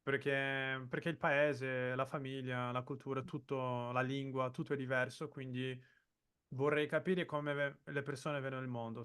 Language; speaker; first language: Italian; non-native, fluent; Portuguese